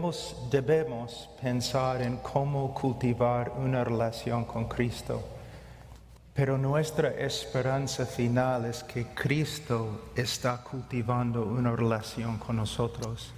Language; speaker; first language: Spanish; non-native, fluent; English